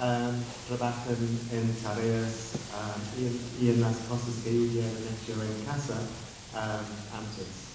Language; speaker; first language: Spanish; non-native, fluent; English